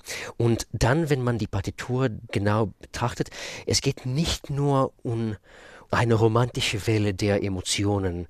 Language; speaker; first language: German; non-native, fluent; Russian